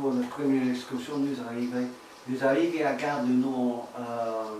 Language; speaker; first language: French; non-native, learner; English